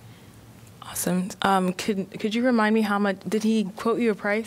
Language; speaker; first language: English; native; English